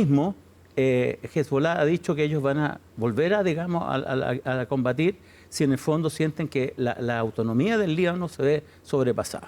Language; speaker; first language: Spanish; native; Spanish